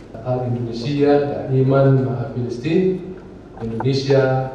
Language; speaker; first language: Indonesian; native; Indonesian